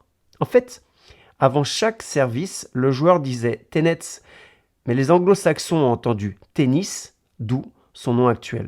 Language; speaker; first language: French; native; French